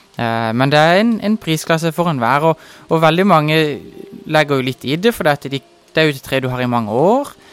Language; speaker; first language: Norwegian; native; Norwegian